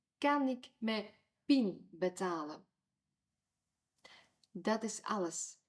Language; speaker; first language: Dutch; non-native, fluent; Ukrainian